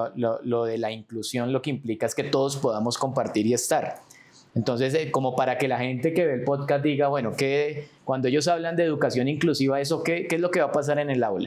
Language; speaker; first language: Spanish; native; Spanish